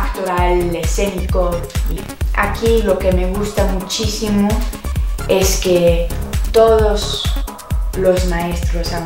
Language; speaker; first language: Spanish; non-native, fluent; English